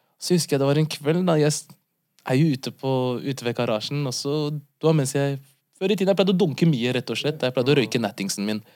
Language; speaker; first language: Norwegian; early bilingual, other home language; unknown